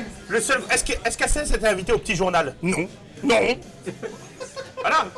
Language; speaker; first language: French; native; French